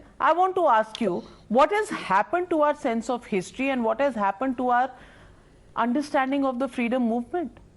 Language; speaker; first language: English; non-native, local second language; Hindi